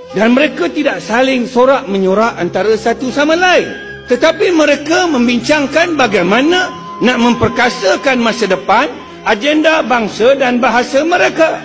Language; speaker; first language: Malay; non-native, local second language; Chinese